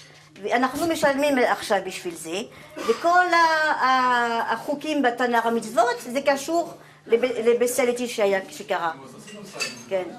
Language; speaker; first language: Hebrew; non-native, fluent; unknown